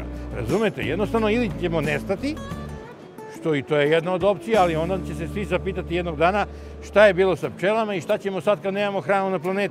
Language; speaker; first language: Serbian; native; Serbian